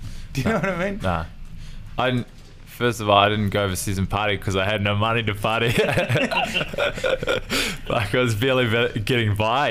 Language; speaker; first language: English; native; English